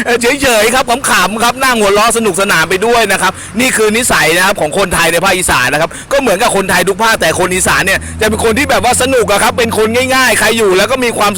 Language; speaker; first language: Thai; native; Thai